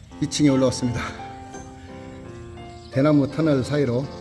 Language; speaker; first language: Korean; native; Korean